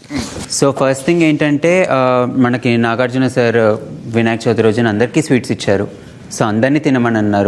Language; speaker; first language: Telugu; native; Telugu